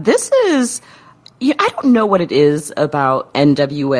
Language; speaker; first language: English; native; English